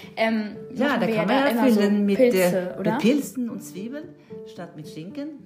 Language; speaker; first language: German; non-native, fluent; Swedish